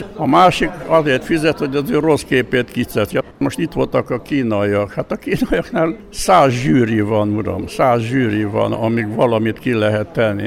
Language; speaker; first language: Hungarian; native; Hungarian